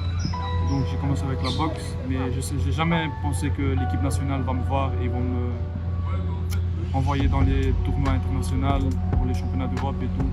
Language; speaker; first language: French; non-native, fluent; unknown